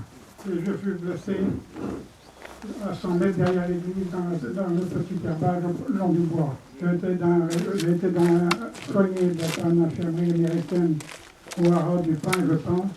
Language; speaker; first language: French; native; French